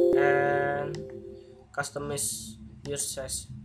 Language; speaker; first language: English; non-native, learner; Indonesian